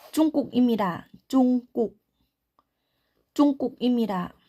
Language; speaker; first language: Korean; non-native, learner; Thai